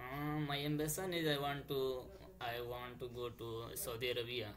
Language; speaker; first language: English; non-native, learner; Hindi